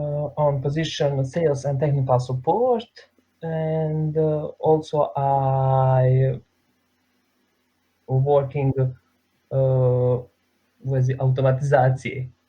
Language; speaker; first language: English; non-native, learner; Serbian